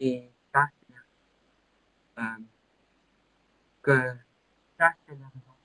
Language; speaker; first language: French; non-native, learner; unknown